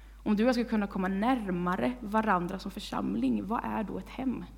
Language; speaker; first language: Swedish; native; Swedish